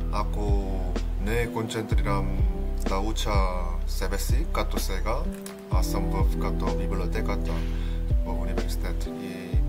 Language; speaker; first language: Bulgarian; non-native, learner; Korean